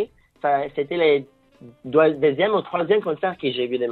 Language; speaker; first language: French; non-native, fluent; Italian